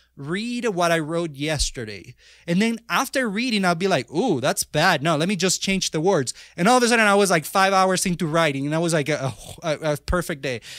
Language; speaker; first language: English; non-native, fluent; Spanish